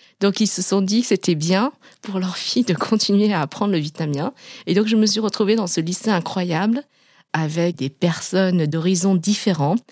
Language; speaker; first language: French; early bilingual, other home language; Vietnamese